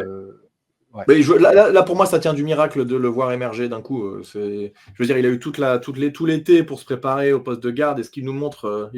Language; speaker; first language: French; native; French